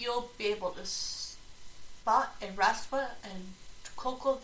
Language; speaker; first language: English; native; English